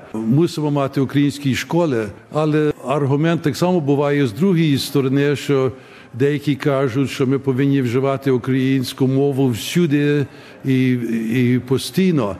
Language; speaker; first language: Ukrainian; early bilingual, heritage; Ukrainian